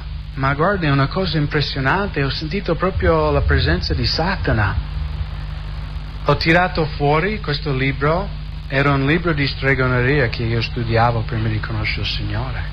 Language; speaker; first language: Italian; non-native, fluent; English